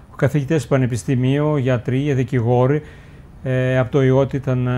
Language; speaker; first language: Greek; early bilingual, heritage; Uzbek